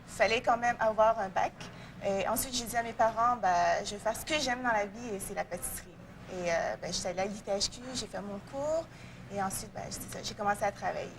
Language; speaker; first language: French; early bilingual, other home language; Vietnamese